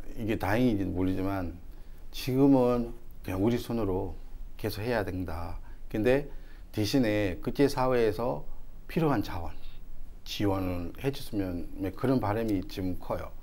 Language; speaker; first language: Korean; non-native, fluent; Burmese